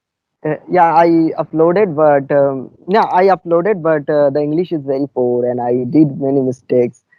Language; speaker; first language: English; non-native, fluent; Bangla